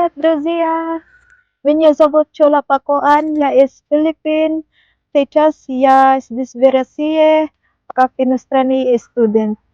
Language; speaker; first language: Russian; non-native, learner; Waray